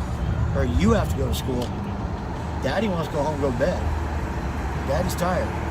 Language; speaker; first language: English; native; English